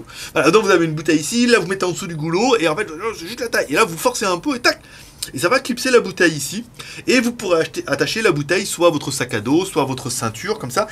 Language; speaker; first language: French; native; French